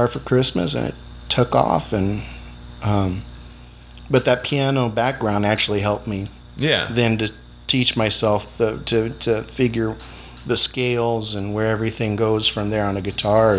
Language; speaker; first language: English; native; English